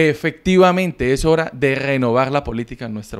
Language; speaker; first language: Spanish; native; Spanish